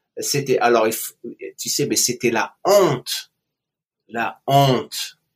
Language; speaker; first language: French; non-native, local second language; Arabic